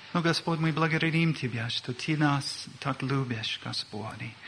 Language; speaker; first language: Russian; non-native, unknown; English